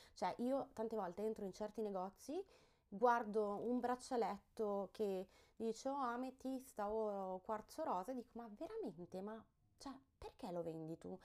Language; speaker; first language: Italian; early bilingual, heritage; Italian